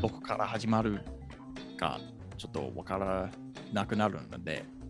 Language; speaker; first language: Japanese; non-native, fluent; English